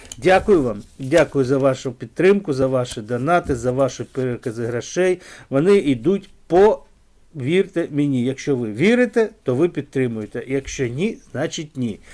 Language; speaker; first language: Ukrainian; non-native, local second language; Russian